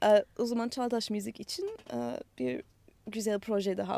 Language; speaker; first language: Turkish; non-native, learner; English